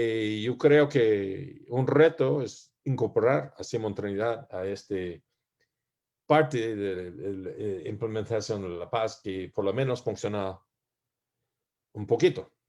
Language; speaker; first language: Spanish; non-native, learner; English